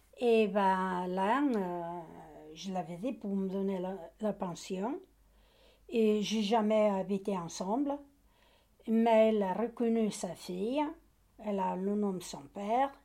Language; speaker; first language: French; non-native, learner; Portuguese